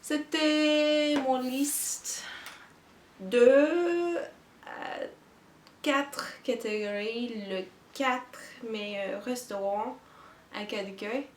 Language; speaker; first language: French; non-native, learner; Turkish